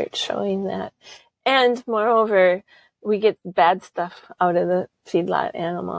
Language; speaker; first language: English; native; English